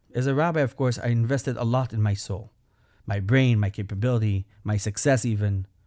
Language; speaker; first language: English; non-native, fluent; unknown